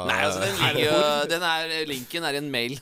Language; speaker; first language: Norwegian; native; Norwegian